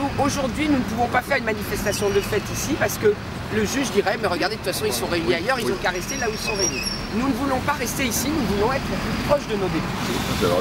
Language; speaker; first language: French; native; French